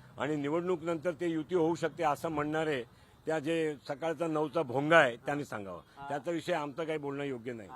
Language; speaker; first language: Marathi; non-native, local second language; Gujarati